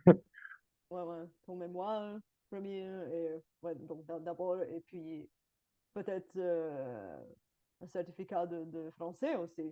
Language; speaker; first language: French; non-native, fluent; Bulgarian